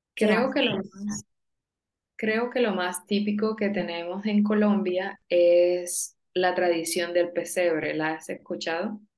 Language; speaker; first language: Spanish; native; Spanish